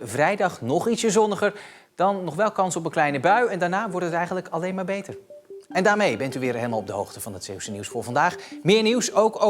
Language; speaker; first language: Dutch; native; Dutch